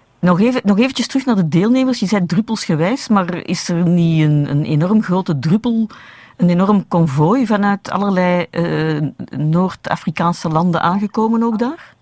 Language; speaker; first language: Dutch; native; Dutch